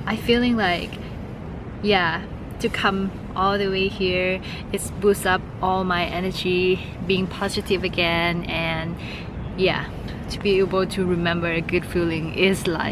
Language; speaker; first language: English; non-native, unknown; Thai